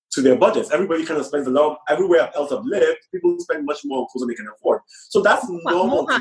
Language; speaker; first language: English; non-native, local second language; Yoruba